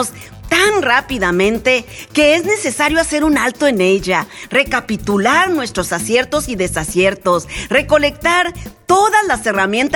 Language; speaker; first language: Spanish; native; Spanish